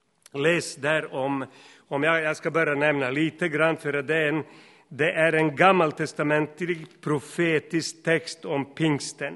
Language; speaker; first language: Swedish; non-native, fluent; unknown